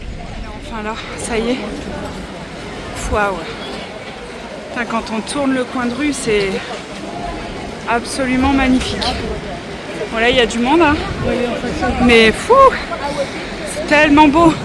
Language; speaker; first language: French; native; French